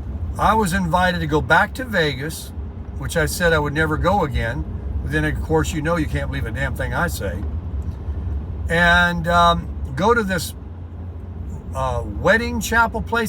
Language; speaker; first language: English; native; English